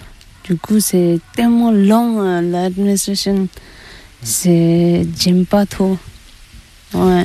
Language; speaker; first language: French; non-native, learner; Tibetan